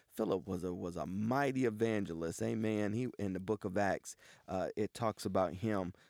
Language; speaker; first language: English; native; English